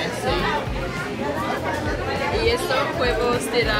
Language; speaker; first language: Spanish; non-native, learner; English